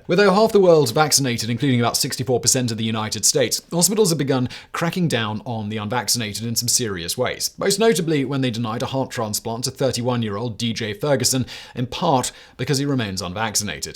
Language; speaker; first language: English; native; English